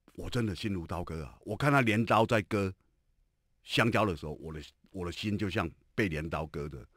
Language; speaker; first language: Chinese; native; Chinese